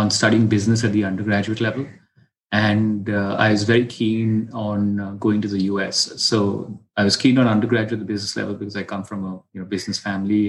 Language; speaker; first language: English; non-native, local second language; Hindi